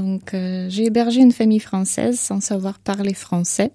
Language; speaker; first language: French; non-native, fluent; Ukrainian